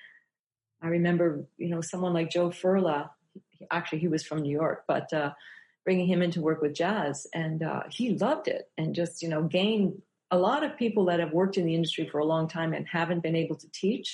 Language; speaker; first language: English; native; English